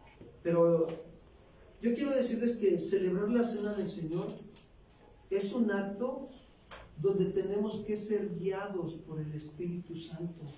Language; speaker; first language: Spanish; native; Spanish